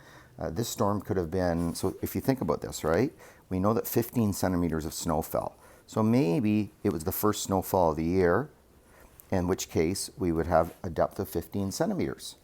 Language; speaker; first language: English; native; English